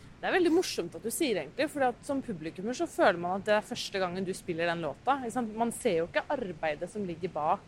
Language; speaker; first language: Norwegian; native; Norwegian